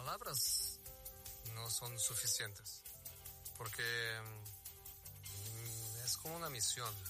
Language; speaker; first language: Spanish; non-native, fluent; Portuguese